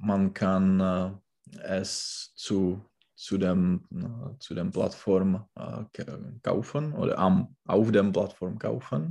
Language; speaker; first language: German; non-native, learner; Czech